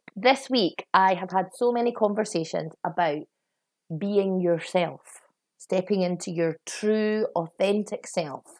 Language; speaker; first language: English; native; English